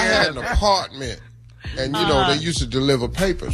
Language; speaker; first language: English; native; English